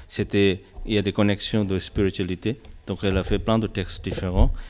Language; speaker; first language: French; non-native, learner; Tibetan